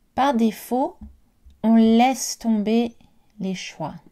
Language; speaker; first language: French; native; French